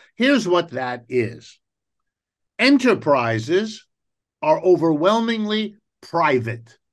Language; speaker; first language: English; native; English